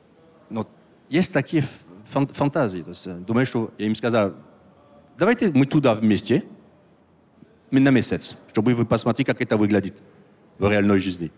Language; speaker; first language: Russian; non-native, learner; French